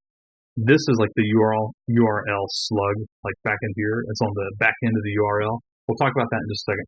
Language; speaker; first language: English; native; English